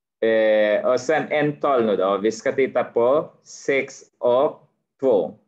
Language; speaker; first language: Swedish; non-native, fluent; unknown